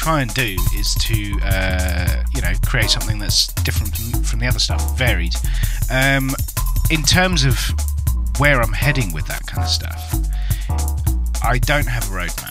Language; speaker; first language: English; native; English